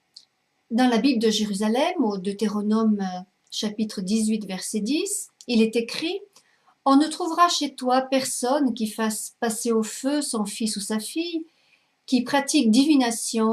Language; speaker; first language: French; native; French